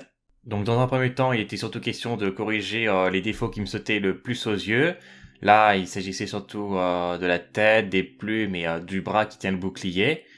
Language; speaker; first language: French; native; French